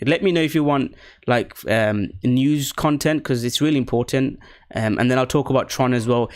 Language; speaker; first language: English; native; English